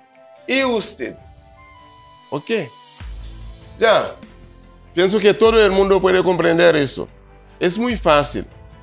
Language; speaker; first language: Spanish; non-native, fluent; Haitian Creole